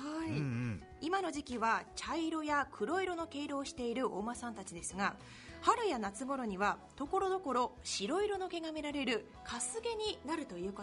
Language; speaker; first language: Japanese; native; Japanese